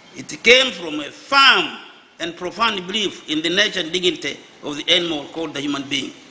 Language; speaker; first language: English; non-native, local second language; Swahili